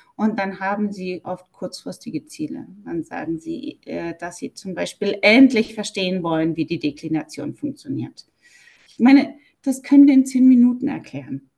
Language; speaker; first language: German; native; German